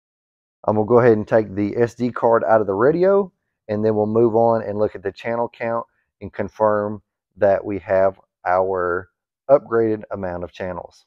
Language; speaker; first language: English; native; English